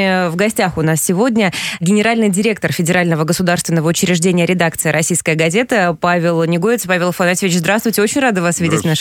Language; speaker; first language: Russian; native; Russian